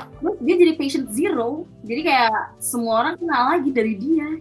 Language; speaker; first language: Indonesian; early bilingual, heritage; Indonesian